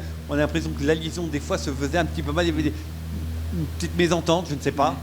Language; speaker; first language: French; native; French